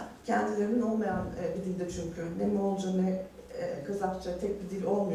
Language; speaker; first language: Turkish; native; Turkish